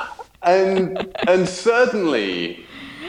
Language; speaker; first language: English; native; English